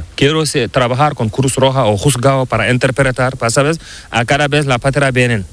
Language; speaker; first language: Spanish; non-native, local second language; Fula